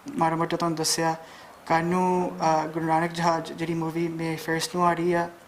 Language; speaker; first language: Punjabi; early bilingual, heritage; Punjabi